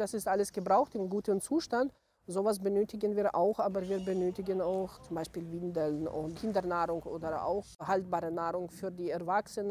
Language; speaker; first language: German; non-native, fluent; Ukrainian